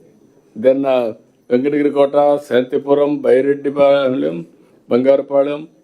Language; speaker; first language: Telugu; native; Telugu